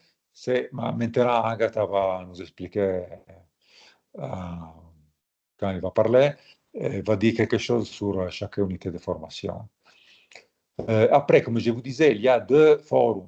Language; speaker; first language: French; non-native, fluent; Italian